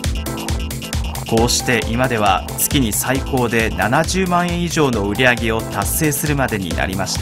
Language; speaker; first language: Japanese; native; Japanese